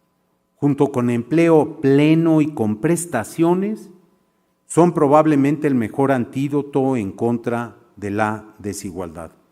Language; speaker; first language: Spanish; native; Spanish